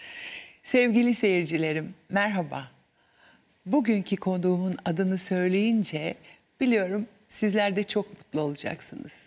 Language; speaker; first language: Turkish; native; Turkish